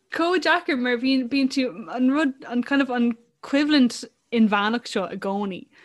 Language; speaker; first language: Irish; non-native, local second language; English